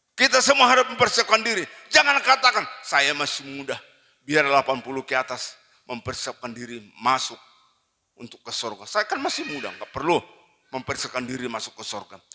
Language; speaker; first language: Indonesian; non-native, local second language; Batak Toba